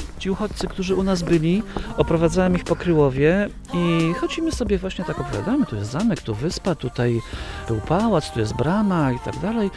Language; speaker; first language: Polish; native; Polish